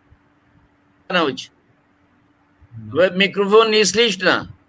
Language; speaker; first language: Russian; non-native, learner; Bangla